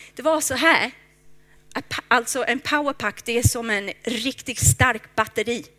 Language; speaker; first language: Swedish; non-native, fluent; English